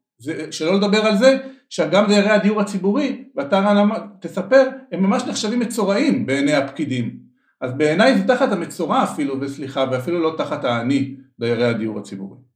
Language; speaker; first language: Hebrew; native; Hebrew